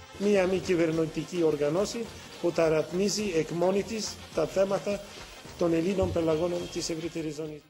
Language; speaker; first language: Greek; early bilingual, heritage; Greek